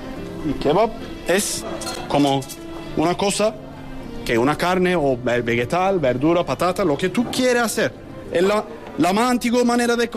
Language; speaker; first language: Spanish; non-native, learner; Turkish